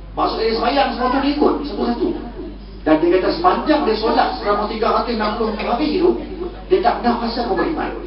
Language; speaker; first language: Malay; native; Malay